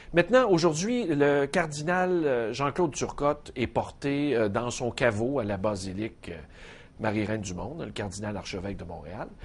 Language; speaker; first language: French; native; French